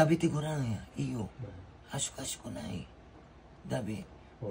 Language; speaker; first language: Japanese; non-native, learner; Filipino